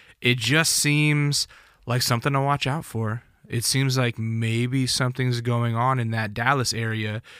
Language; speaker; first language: English; native; English